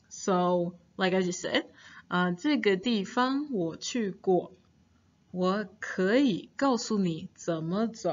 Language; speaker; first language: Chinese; non-native, fluent; English